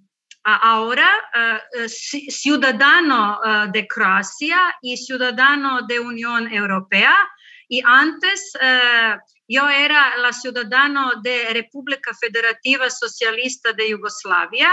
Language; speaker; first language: Spanish; non-native, learner; Croatian